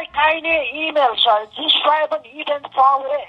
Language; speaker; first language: German; non-native, learner; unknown